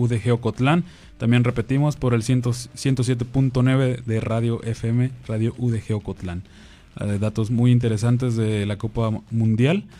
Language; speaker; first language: Spanish; native; Spanish